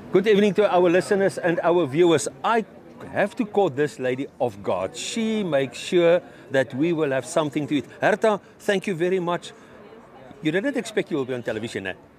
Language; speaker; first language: English; non-native, local second language; Afrikaans